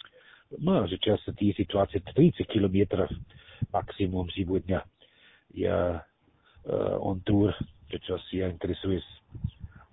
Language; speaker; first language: Russian; non-native, learner; German